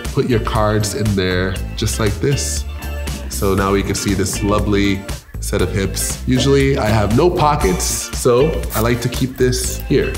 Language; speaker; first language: English; native; English